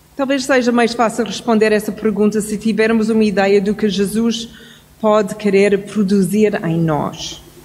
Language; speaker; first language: Portuguese; non-native, fluent; English